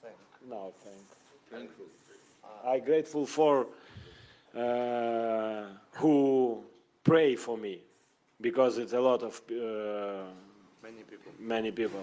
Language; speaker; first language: English; non-native, learner; Ukrainian